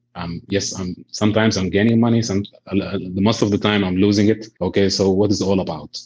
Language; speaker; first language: English; non-native, fluent; Arabic